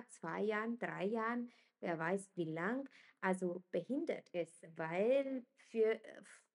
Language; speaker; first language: German; non-native, fluent; Italian